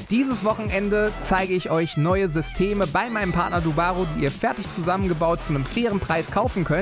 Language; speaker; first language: German; native; German